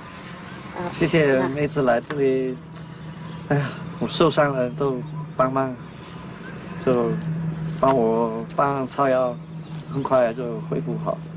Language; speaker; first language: Chinese; non-native, learner; English